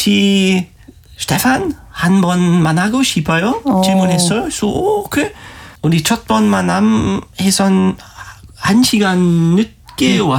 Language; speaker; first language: Korean; non-native, learner; German